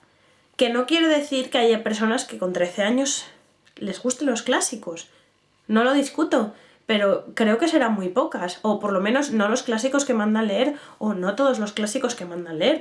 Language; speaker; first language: Spanish; native; Spanish